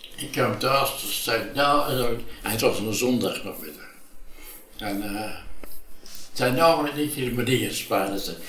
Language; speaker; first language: Dutch; native; Dutch